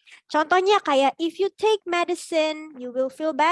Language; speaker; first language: English; non-native, fluent; Indonesian